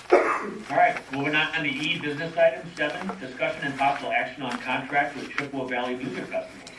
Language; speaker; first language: English; native; English